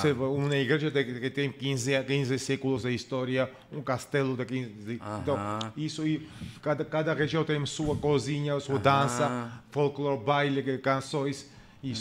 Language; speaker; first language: Portuguese; non-native, learner; Georgian